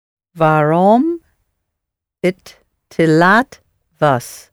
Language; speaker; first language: Dutch; non-native, learner; English